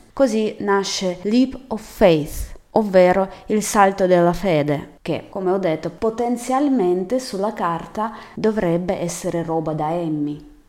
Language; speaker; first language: Italian; non-native, fluent; Russian